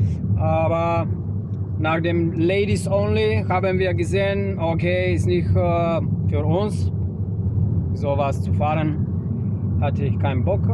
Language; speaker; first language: German; non-native, learner; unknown